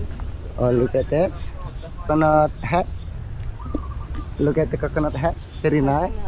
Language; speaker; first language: English; non-native, learner; Indonesian